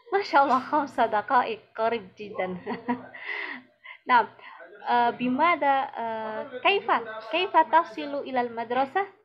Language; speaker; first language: Arabic; non-native, fluent; Indonesian